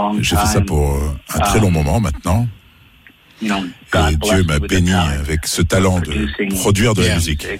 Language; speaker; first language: French; non-native, fluent; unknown